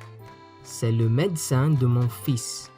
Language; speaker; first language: French; non-native, fluent; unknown